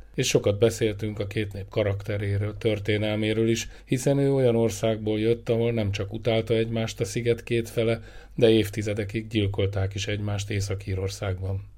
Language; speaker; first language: Hungarian; native; Hungarian